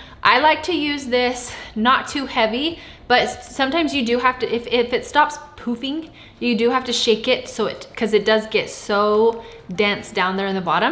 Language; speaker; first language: English; native; English